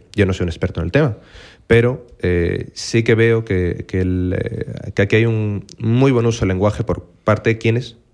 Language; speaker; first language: Spanish; native; Spanish